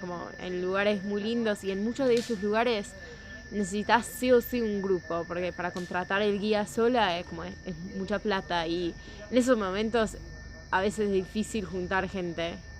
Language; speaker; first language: Spanish; non-native, fluent; English